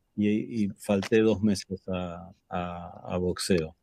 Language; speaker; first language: Spanish; native; Spanish